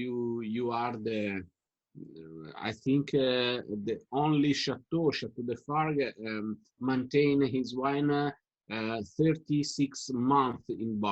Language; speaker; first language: English; non-native, fluent; Italian